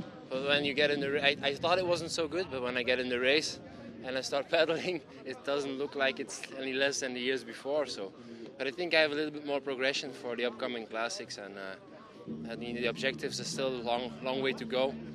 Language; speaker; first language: English; non-native, fluent; Dutch